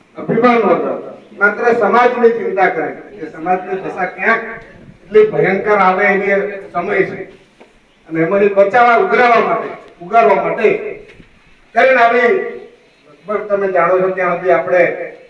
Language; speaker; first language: Gujarati; non-native, local second language; Bhili